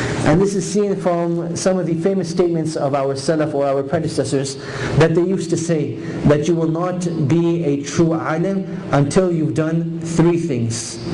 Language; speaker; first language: English; native; English